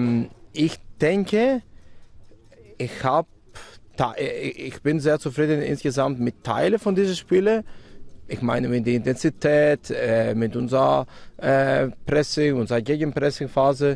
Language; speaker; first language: German; non-native, fluent; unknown